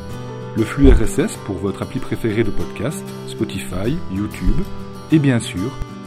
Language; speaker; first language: French; native; French